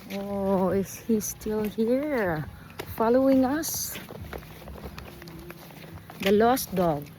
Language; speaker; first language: English; non-native, local second language; Cebuano